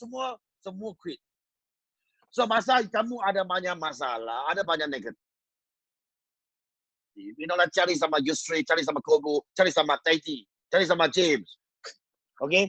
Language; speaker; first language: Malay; non-native, local second language; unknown